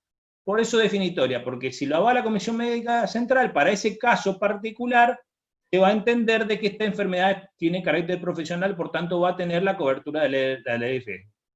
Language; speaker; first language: Spanish; native; Spanish